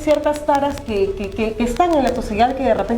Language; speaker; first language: Spanish; native; Spanish